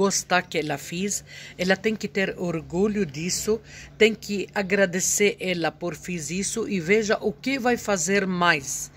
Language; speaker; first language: Portuguese; non-native, fluent; Arabic